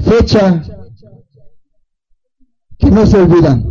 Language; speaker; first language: Spanish; non-native, local second language; Tzotzil